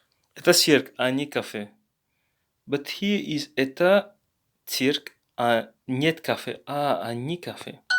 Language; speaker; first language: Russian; non-native, learner; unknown